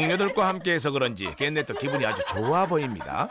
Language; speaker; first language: Korean; native; Korean